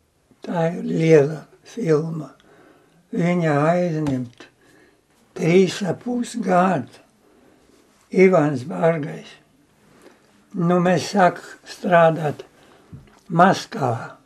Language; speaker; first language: Latvian; non-native, learner; Russian